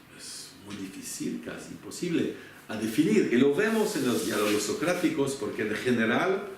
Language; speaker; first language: Spanish; non-native, fluent; French